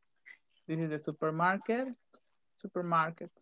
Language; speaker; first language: English; non-native, fluent; Spanish